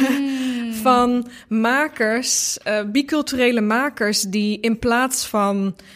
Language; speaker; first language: Dutch; early bilingual, other home language; Bosnian